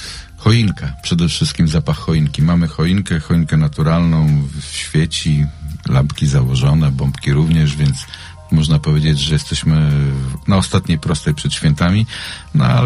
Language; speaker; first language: Polish; native; Polish